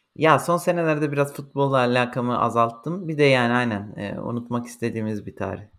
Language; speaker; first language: Turkish; native; Turkish